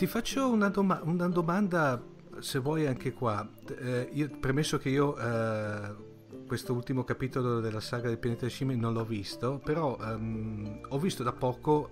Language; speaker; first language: Italian; native; Italian